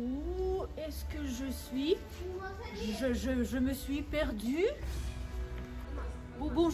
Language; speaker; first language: French; non-native, learner; Russian